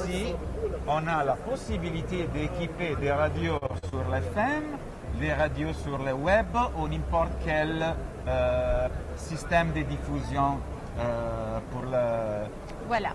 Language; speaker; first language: French; non-native, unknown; Italian